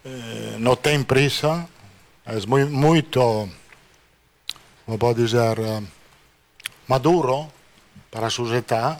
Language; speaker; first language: Portuguese; non-native, learner; Italian